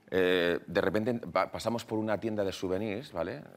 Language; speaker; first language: Spanish; native; Spanish